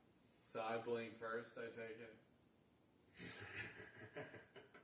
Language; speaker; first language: English; native; English